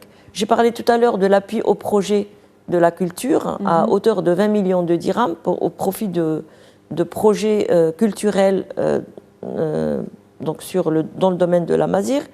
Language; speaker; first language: French; non-native, local second language; Arabic